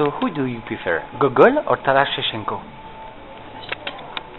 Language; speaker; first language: English; non-native, fluent; French